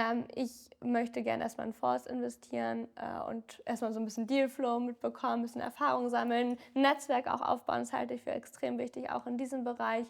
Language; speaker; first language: German; native; German